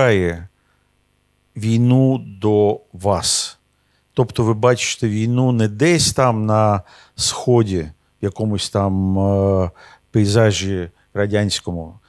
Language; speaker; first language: Ukrainian; non-native, local second language; Russian